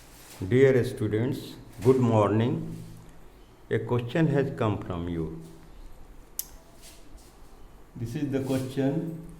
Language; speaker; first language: English; non-native, local second language; Hindi